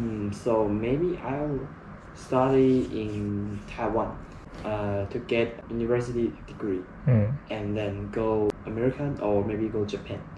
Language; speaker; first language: English; non-native, learner; Chinese